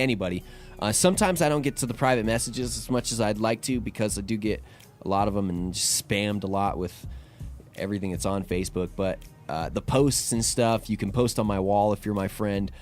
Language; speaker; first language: English; native; English